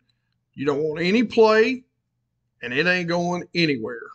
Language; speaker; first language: English; native; English